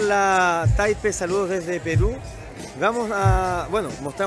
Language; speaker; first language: Spanish; native; Spanish